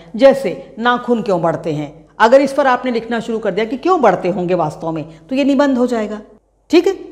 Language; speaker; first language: Hindi; non-native, local second language; Chhattisgarhi